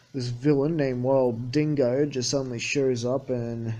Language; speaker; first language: English; native; English